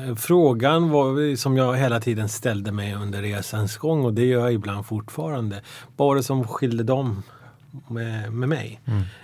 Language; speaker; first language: Swedish; early bilingual, other home language; Persian